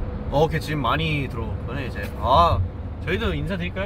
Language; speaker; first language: Korean; early bilingual, other home language; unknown